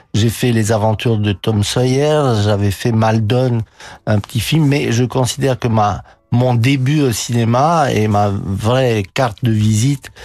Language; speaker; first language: French; non-native, fluent; Romanian